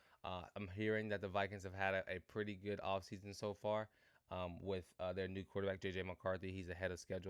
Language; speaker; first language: English; native; English